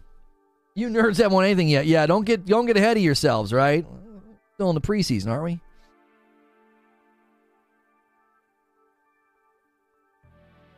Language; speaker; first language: English; native; English